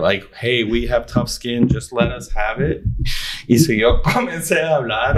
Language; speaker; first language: English; early bilingual, other home language; Spanish